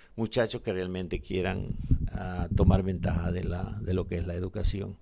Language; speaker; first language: Spanish; native; Spanish